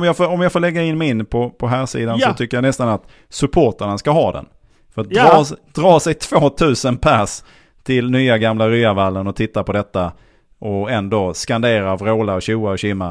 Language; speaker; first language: Swedish; native; Swedish